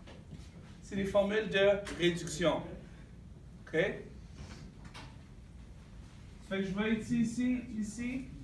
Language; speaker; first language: French; native; French